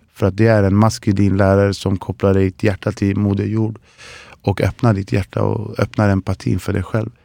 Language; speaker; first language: Swedish; early bilingual, other home language; Spanish